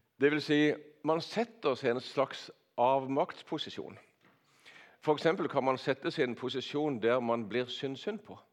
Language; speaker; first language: Norwegian; native; Norwegian